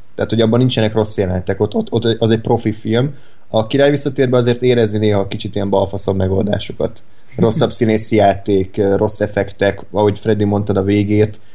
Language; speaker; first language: Hungarian; native; Hungarian